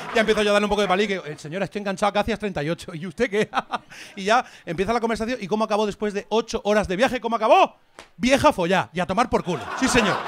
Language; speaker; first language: Spanish; native; Spanish